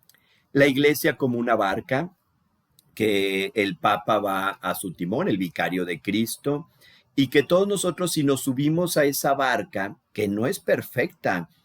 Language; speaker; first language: Spanish; native; Spanish